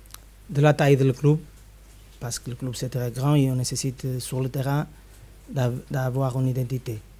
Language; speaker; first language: French; non-native, fluent; Spanish